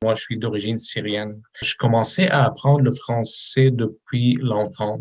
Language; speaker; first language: French; non-native, fluent; Arabic